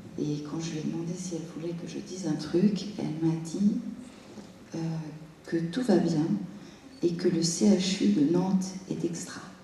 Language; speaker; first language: French; native; French